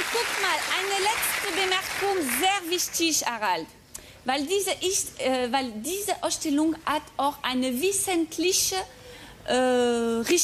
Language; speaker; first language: German; non-native, fluent; French